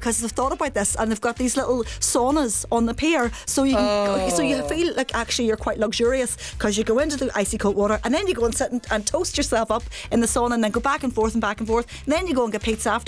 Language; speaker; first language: English; native; English